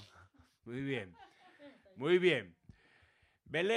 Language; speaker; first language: Spanish; native; Spanish